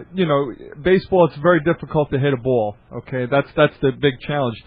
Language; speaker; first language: English; native; English